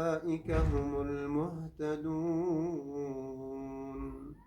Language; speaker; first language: Arabic; native; Arabic